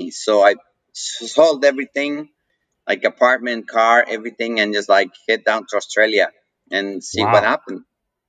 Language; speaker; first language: English; non-native, fluent; Spanish